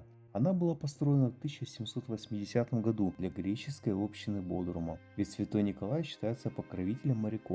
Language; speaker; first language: Russian; native; Russian